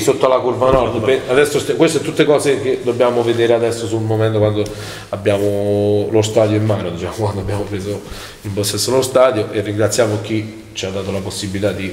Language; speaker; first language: Italian; native; Italian